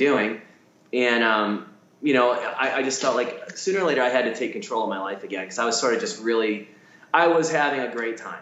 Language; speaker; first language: English; native; English